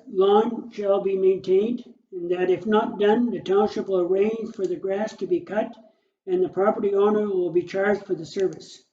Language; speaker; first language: English; native; English